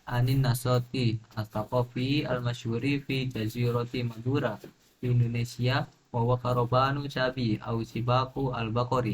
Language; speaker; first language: Arabic; non-native, learner; Indonesian